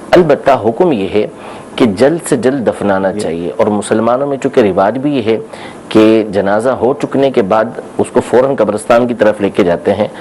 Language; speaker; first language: Urdu; native; Urdu